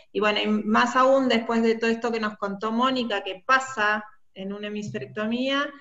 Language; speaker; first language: Spanish; native; Spanish